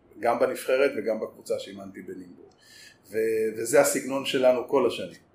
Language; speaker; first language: Hebrew; native; Hebrew